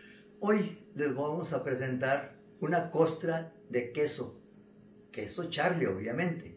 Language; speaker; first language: Spanish; native; Spanish